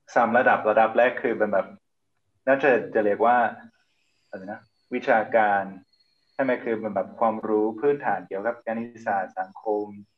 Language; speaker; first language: Thai; non-native, fluent; English